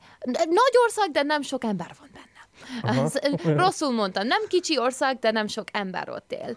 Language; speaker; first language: Hungarian; early bilingual, heritage; English